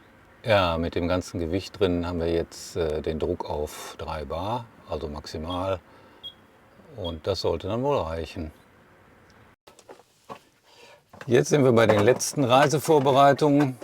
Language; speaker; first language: German; native; German